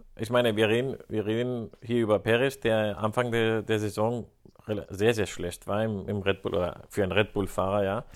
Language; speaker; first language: German; non-native, fluent; Spanish